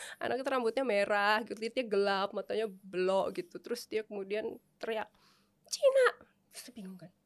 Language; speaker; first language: Indonesian; native; Indonesian